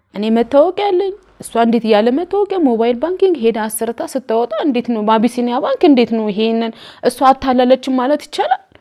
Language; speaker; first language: Amharic; native; Amharic